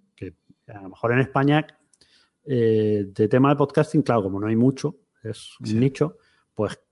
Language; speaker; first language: Spanish; native; Spanish